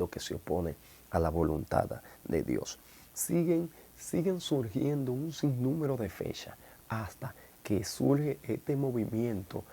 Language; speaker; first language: Spanish; native; Spanish